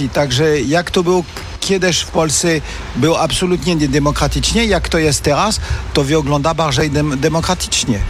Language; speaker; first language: Polish; non-native, fluent; French